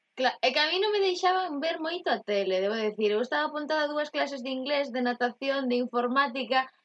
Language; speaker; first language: Galician; native; Galician